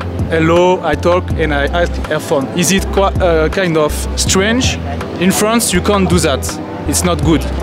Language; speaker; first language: English; non-native, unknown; French